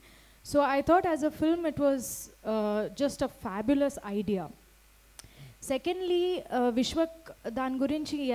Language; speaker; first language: Telugu; non-native, fluent; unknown